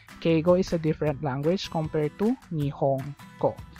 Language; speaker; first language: English; non-native, local second language; Filipino